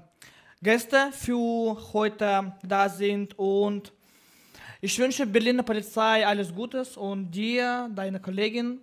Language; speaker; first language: German; non-native, learner; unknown